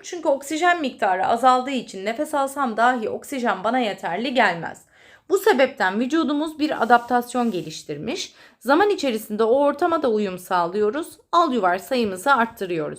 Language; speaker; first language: Turkish; native; Turkish